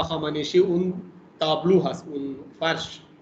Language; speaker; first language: Persian; non-native, fluent; Urdu